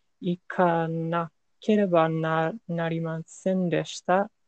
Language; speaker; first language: Japanese; non-native, learner; English